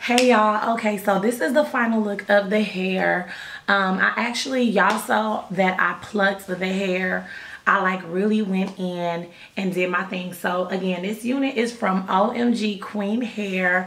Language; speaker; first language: English; native; English